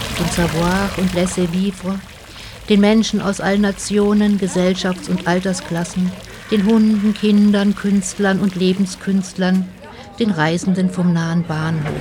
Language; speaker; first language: German; native; German